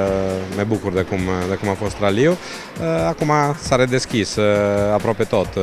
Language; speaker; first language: Romanian; non-native, fluent; Italian